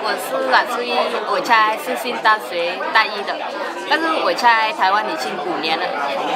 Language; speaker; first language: Chinese; non-native, learner; Vietnamese